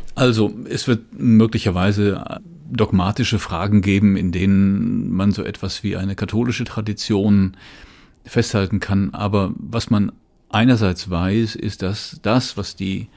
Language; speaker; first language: German; native; German